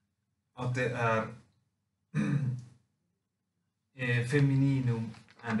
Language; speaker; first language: Swedish; non-native, fluent; Finnish